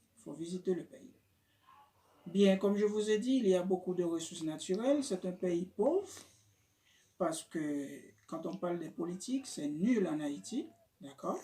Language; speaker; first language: French; non-native, local second language; Haitian Creole